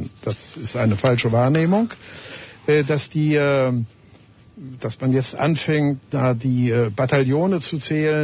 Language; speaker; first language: German; native; German